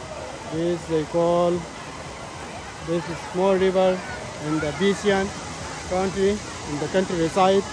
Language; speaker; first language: English; non-native, learner; Arabic